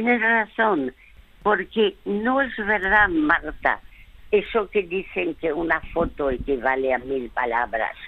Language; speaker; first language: Spanish; early bilingual, other home language; French